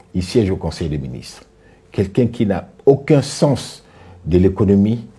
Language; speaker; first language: French; non-native, local second language; Sango